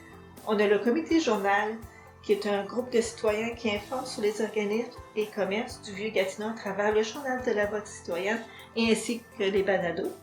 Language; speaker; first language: French; native; French